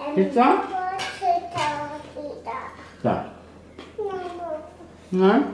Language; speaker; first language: German; native; German